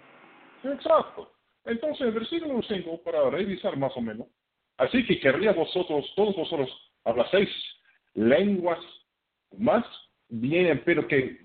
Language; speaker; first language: Spanish; non-native, fluent; English